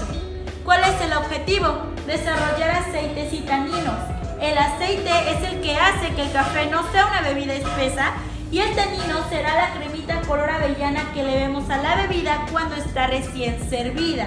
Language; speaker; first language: Spanish; native; Spanish